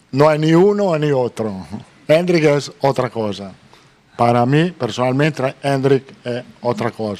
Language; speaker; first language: Portuguese; non-native, fluent; Italian